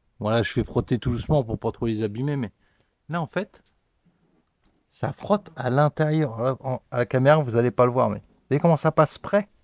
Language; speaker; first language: French; native; French